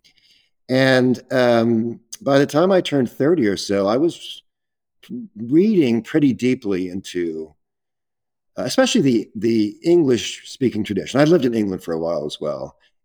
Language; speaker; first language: English; native; English